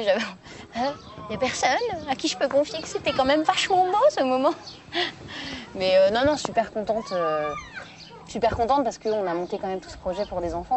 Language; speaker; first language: French; native; French